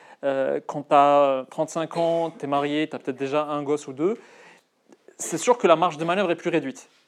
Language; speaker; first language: French; non-native, local second language; Arabic